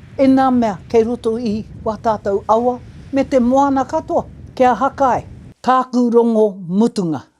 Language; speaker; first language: Māori; native; Māori